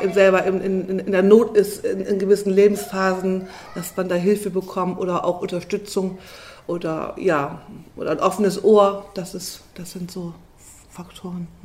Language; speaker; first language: German; native; German